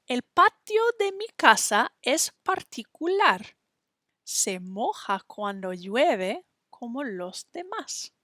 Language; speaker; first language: Spanish; non-native, fluent; English